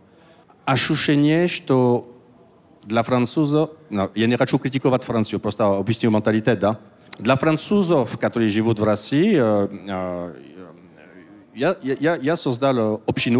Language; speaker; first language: Russian; non-native, learner; French